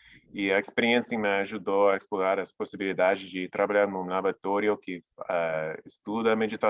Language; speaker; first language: Portuguese; non-native, fluent; English